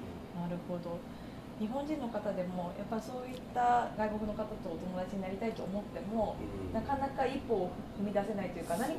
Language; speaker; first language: Japanese; native; Japanese